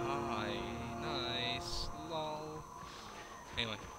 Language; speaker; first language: English; native; English